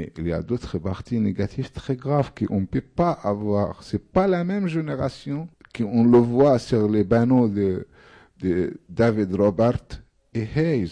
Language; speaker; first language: French; non-native, fluent; Arabic